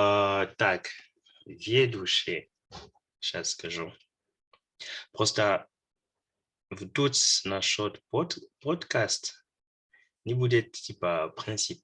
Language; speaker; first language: Russian; non-native, fluent; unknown